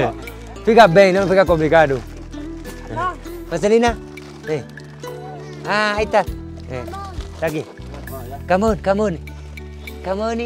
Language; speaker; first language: Portuguese; non-native, learner; Vietnamese